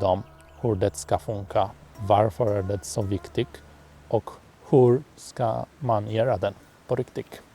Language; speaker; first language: Swedish; non-native, fluent; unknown